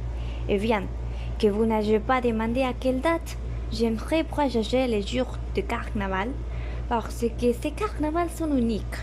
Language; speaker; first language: French; non-native, learner; Spanish